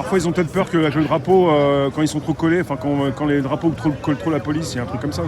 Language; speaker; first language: French; native; French